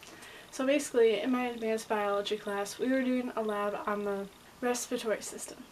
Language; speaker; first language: English; native; English